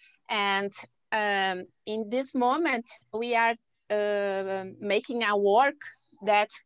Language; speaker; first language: English; non-native, learner; Portuguese